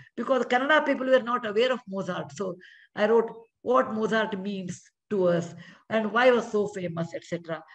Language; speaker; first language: English; non-native, local second language; Kannada